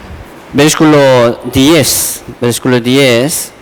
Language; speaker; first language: Spanish; non-native, fluent; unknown